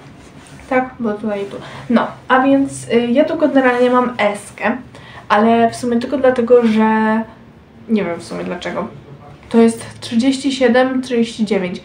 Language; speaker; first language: Polish; native; Polish